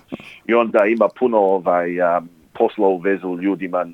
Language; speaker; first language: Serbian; early bilingual, heritage; English